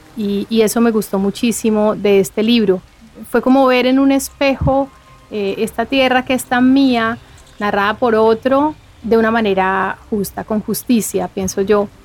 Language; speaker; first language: Spanish; native; Spanish